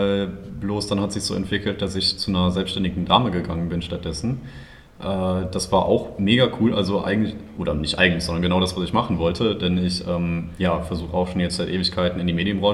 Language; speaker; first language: German; native; German